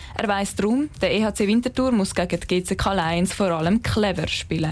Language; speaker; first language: German; native; German